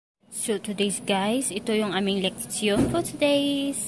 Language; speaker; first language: English; non-native, local second language; Filipino